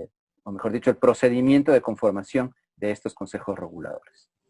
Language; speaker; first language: Spanish; native; Spanish